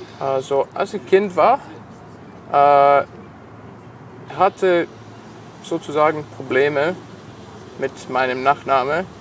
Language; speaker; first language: German; non-native, local second language; Serbian